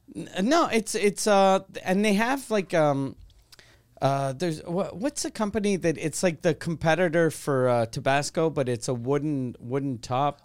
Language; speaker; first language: English; non-native, local second language; French